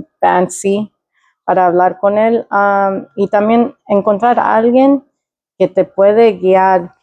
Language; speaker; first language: Spanish; early bilingual, heritage; Spanish